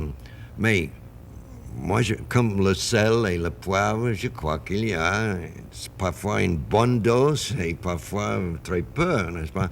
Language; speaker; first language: French; non-native, fluent; English